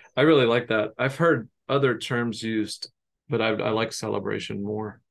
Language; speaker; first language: English; native; English